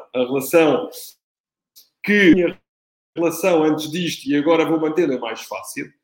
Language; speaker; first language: Portuguese; non-native, fluent; Italian